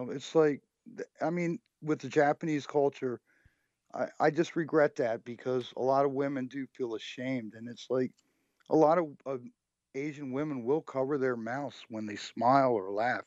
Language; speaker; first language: English; native; English